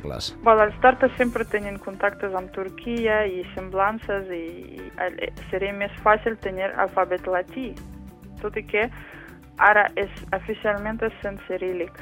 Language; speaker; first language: Catalan; non-native, fluent; Tatar